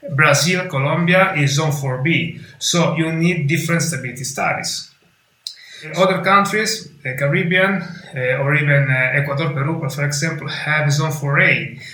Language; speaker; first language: English; non-native, fluent; Italian